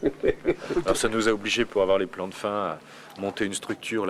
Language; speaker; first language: French; native; French